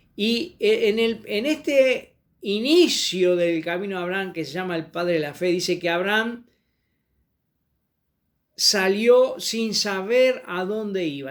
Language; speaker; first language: Spanish; native; Spanish